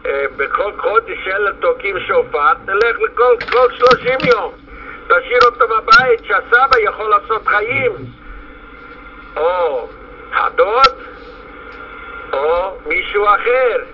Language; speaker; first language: Hebrew; non-native, fluent; Yiddish